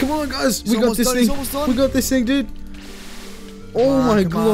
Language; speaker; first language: English; native; English